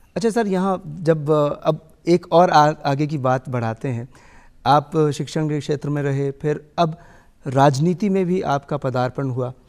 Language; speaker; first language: Hindi; native; Hindi